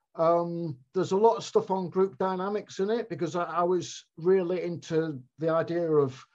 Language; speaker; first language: English; native; English